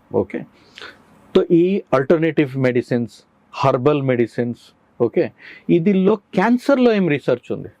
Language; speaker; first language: Telugu; non-native, learner; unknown